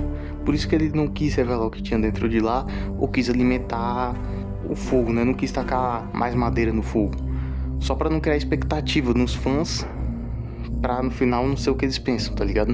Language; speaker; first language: Portuguese; native; Portuguese